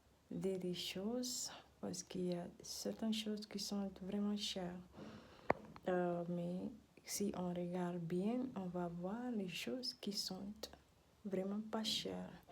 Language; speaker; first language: French; non-native, learner; Dutch